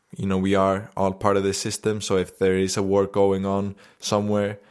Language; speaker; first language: English; non-native, fluent; Icelandic